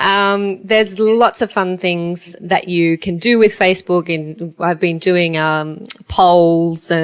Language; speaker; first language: English; native; English